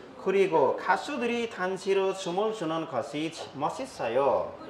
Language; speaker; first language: Korean; non-native, fluent; Nepali